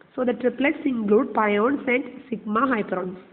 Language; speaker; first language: English; non-native, local second language; Malayalam